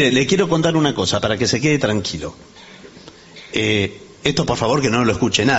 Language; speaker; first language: Spanish; native; Spanish